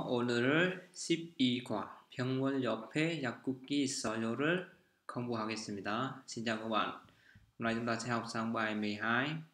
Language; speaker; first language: Korean; non-native, fluent; Vietnamese